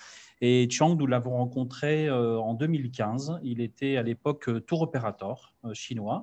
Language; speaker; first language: French; native; French